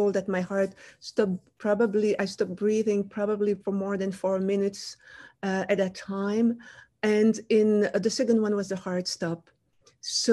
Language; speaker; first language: English; non-native, fluent; French